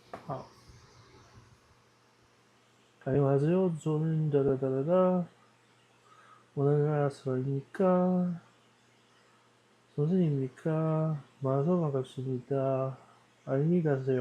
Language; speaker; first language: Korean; non-native, learner; Dutch